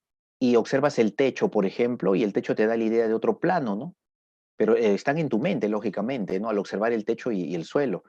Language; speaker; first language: Spanish; native; Spanish